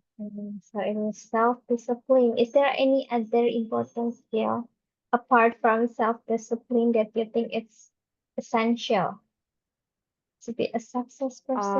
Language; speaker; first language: English; non-native, fluent; Indonesian